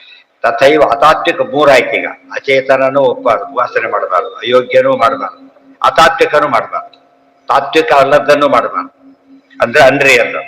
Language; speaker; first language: Kannada; native; Kannada